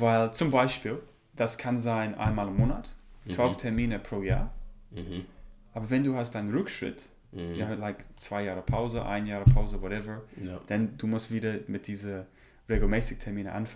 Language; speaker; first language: German; non-native, learner; English